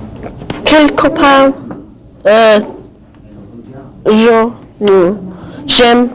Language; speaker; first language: French; non-native, learner; English